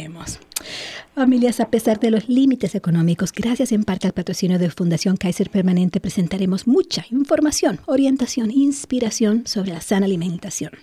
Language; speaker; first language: Spanish; native; Spanish